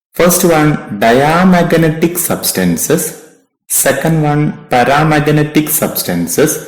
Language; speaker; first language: English; non-native, local second language; Malayalam